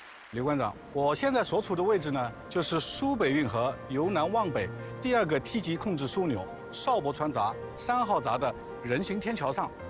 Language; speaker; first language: Chinese; native; Chinese